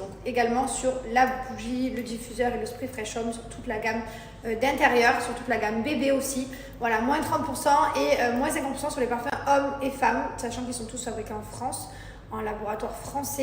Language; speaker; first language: French; native; French